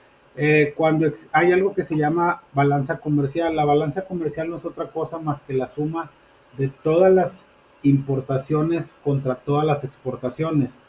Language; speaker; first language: Spanish; native; Spanish